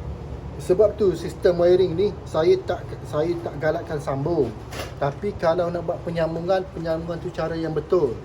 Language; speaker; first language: Malay; native; Malay